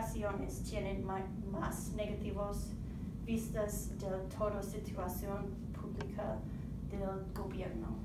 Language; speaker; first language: Spanish; non-native, learner; English